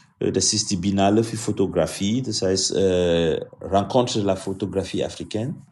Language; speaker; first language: German; non-native, fluent; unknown